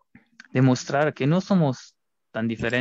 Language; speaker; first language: Spanish; non-native, fluent; German